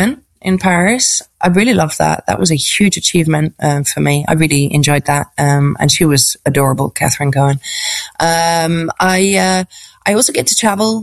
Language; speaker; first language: English; native; English